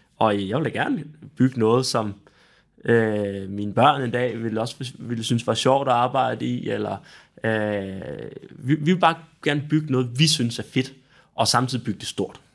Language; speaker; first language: Danish; native; Danish